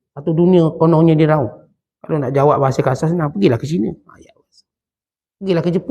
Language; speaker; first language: Malay; native; Malay